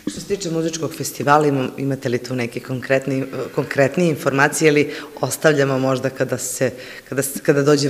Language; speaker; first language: Serbian; native; Serbian